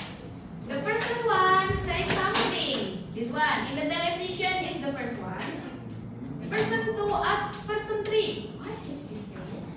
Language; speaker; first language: English; non-native, fluent; Indonesian